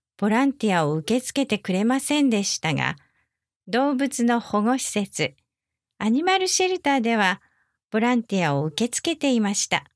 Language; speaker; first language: Japanese; native; Japanese